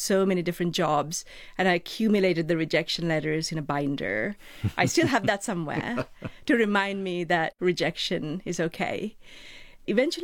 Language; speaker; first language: English; non-native, local second language; Sinhala